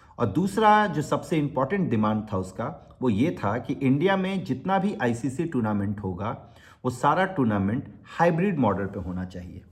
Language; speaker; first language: Hindi; native; Hindi